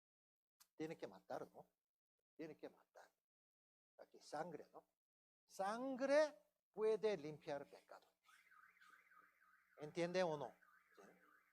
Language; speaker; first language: Spanish; non-native, fluent; Korean